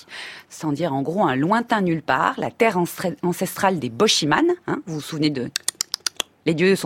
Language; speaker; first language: French; native; French